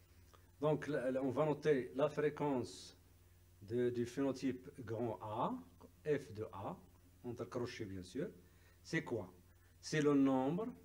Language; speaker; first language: French; non-native, local second language; Arabic